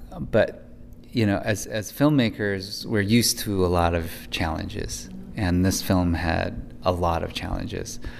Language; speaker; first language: English; early bilingual, other home language; Chinese